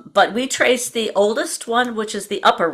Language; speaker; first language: English; native; English